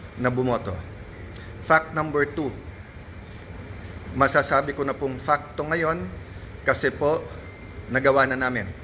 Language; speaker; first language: Filipino; native; Filipino